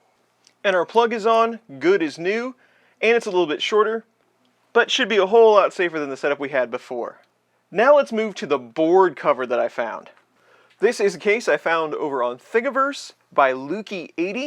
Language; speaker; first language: English; native; English